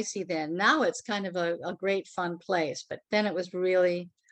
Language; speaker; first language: English; native; English